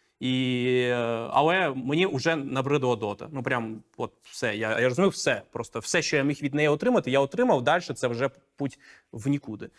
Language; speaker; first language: Ukrainian; non-native, local second language; Russian